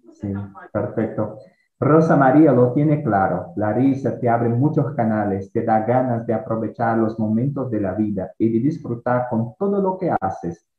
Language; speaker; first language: Spanish; non-native, fluent; Portuguese